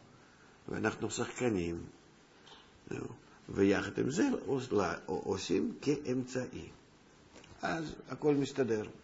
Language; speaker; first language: Hebrew; non-native, fluent; Russian